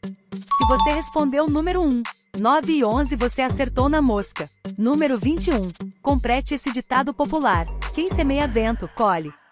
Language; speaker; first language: Portuguese; native; Portuguese